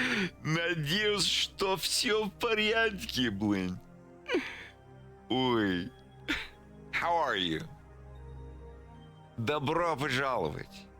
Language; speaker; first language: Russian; non-native, learner; English